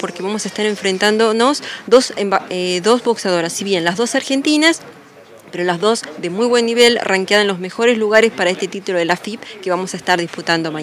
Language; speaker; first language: Spanish; native; Spanish